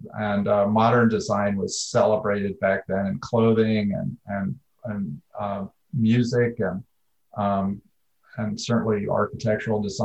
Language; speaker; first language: English; native; English